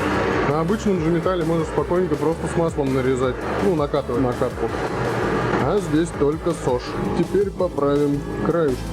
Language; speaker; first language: Russian; native; Russian